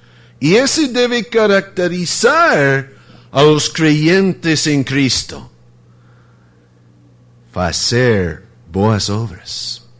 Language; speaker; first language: Spanish; non-native, fluent; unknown